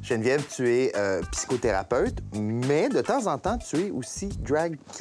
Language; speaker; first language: French; native; French